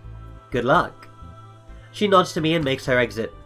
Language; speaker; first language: English; native; English